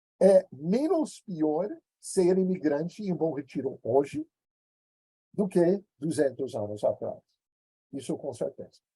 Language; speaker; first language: Portuguese; non-native, fluent; English